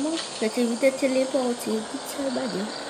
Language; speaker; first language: French; native; French